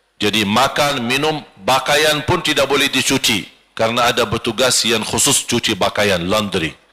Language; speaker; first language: Malay; non-native, fluent; Arabic